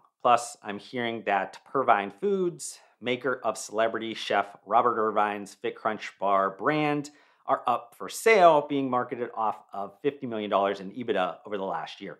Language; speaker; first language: English; native; English